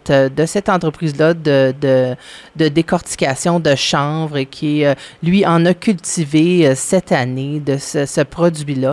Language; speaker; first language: French; native; French